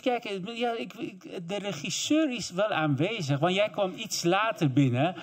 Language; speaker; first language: Dutch; native; Dutch